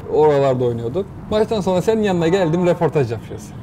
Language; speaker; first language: Turkish; early bilingual, heritage; Turkish